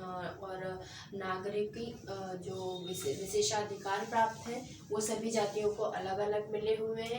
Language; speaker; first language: Hindi; native; Hindi